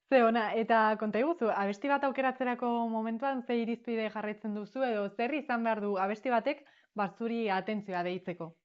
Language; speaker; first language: Basque; native; Basque